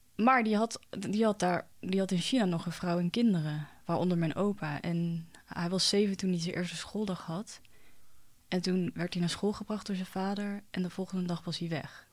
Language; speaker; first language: Dutch; early bilingual, other home language; Chinese